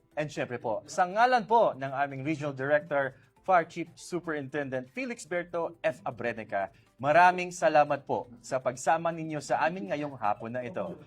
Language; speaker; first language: Filipino; non-native, local second language; Hiligaynon